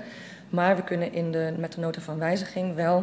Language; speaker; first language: Dutch; native; Dutch